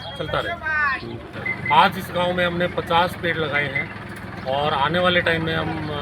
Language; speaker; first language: Hindi; native; Hindi